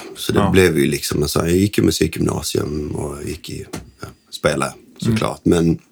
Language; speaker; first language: Swedish; native; Swedish